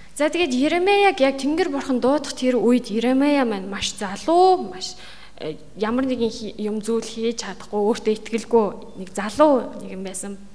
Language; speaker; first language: Mongolian; native; Mongolian